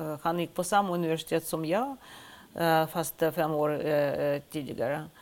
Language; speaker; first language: Swedish; non-native, fluent; Russian